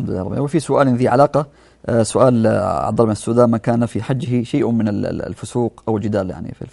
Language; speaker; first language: Arabic; native; Arabic